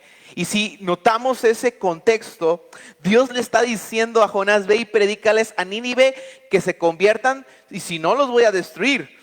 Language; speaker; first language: Spanish; native; Spanish